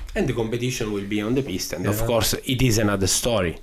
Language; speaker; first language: English; non-native, fluent; Italian